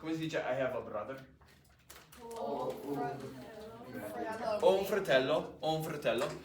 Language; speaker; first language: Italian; non-native, fluent; English